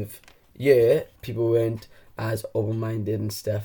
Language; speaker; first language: English; native; English